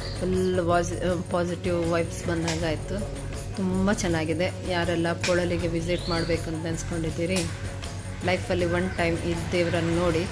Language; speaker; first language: Kannada; non-native, local second language; Tulu